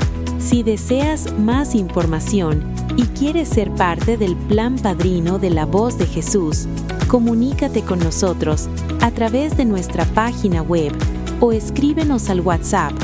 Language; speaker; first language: Spanish; native; Spanish